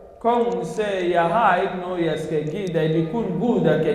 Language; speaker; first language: Danish; non-native, fluent; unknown